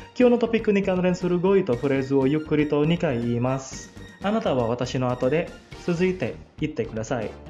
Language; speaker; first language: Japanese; non-native, fluent; Indonesian